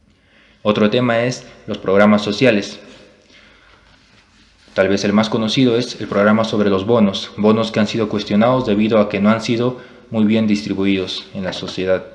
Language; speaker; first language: Spanish; native; Spanish